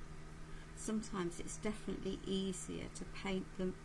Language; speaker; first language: English; native; English